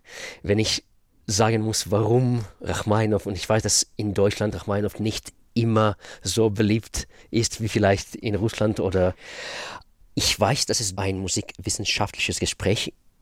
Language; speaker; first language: German; non-native, fluent; Russian